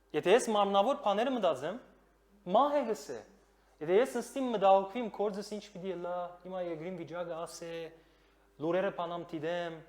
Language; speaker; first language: Armenian; early bilingual, heritage; Armenian